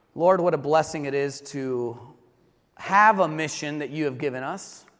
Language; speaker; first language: English; early bilingual, heritage; English